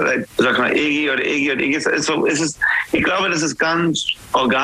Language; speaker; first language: German; non-native, learner; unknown